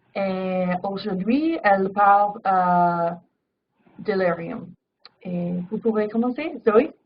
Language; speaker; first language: French; non-native, fluent; English